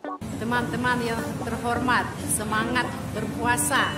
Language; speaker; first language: Indonesian; non-native, fluent; Russian